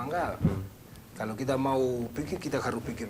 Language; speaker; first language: Indonesian; non-native, learner; Spanish